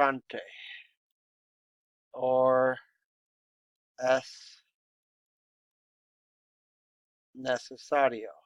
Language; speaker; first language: Spanish; non-native, fluent; English